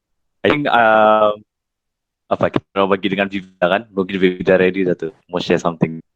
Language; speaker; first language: Malay; native; Malay